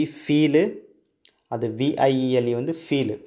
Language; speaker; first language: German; non-native, learner; Tamil